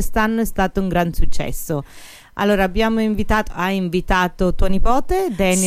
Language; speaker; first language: Italian; early bilingual, heritage; Italian